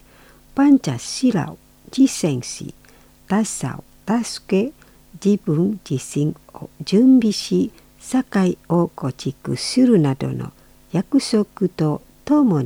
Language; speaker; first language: Japanese; non-native, fluent; Indonesian